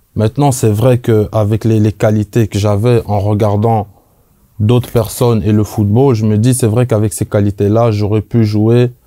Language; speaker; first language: French; native; French